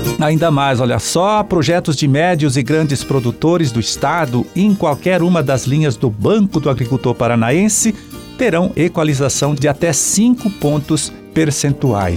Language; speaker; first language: Portuguese; native; Portuguese